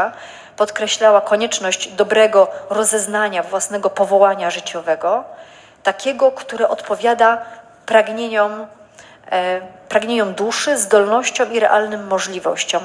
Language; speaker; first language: Polish; native; Polish